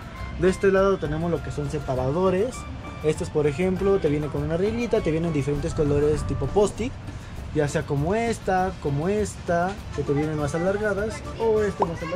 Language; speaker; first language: Spanish; native; Spanish